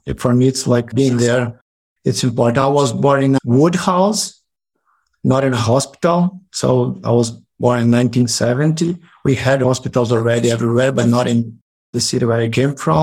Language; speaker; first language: English; non-native, fluent; Portuguese